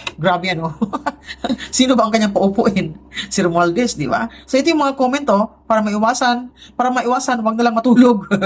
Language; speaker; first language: Filipino; non-native, local second language; Cebuano